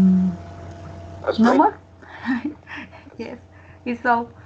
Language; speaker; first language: English; non-native, learner; Spanish